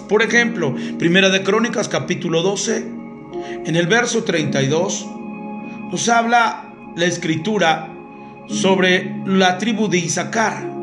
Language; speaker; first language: Spanish; native; Spanish